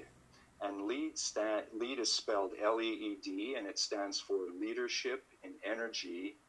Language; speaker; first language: English; native; English